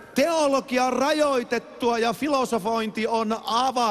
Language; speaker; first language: Finnish; native; Finnish